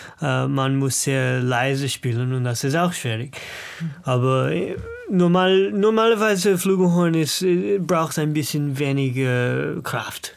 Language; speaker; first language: German; non-native, learner; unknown